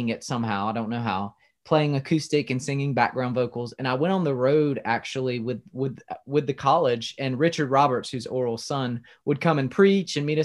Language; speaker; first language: English; native; English